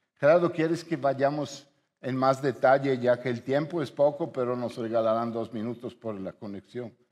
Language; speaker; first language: Spanish; non-native, fluent; Italian